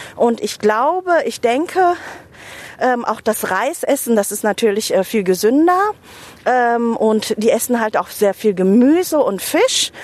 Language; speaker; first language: German; native; German